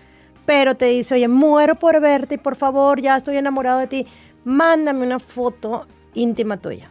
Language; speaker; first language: Spanish; native; Spanish